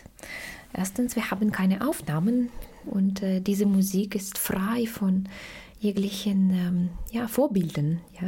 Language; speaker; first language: German; non-native, fluent; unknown